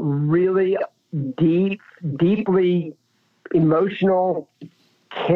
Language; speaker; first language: English; native; English